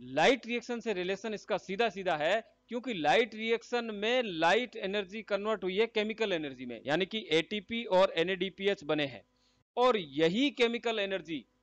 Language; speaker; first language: Hindi; native; Hindi